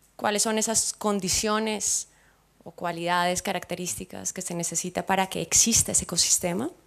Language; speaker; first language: Spanish; native; Spanish